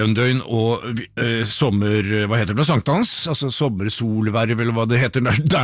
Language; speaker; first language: Norwegian; native; Norwegian